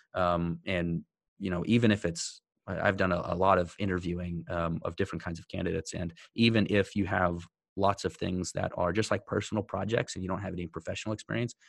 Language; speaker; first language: English; native; English